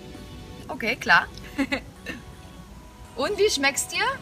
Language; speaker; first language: German; non-native, fluent; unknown